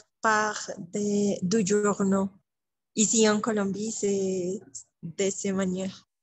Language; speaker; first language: French; non-native, learner; Spanish